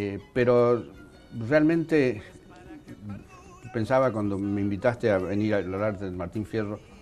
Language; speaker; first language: Spanish; native; Spanish